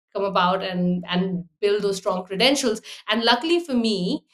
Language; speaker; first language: English; non-native, fluent; Hindi